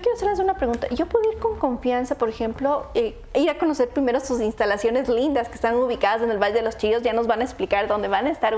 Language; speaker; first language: Spanish; native; Spanish